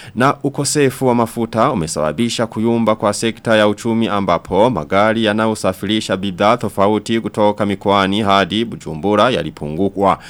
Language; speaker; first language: Swahili; non-native, local second language; Rundi